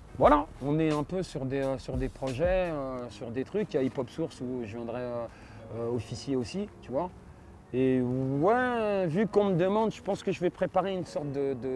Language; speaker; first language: French; native; French